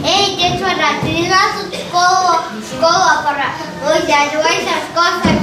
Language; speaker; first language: Russian; non-native, learner; Kyrgyz